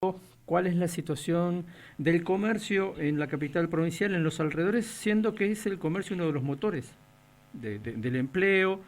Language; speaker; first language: Spanish; native; Spanish